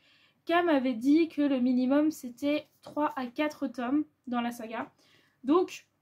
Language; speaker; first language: French; native; French